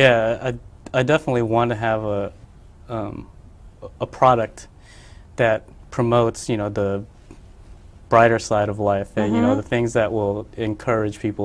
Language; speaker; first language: English; early bilingual, other home language; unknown